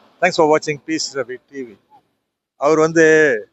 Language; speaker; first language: English; non-native, local second language; Tamil